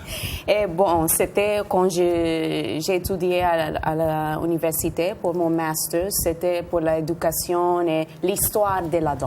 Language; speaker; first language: French; non-native, fluent; Spanish